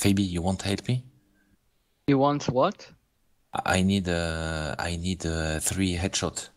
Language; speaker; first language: English; non-native, learner; French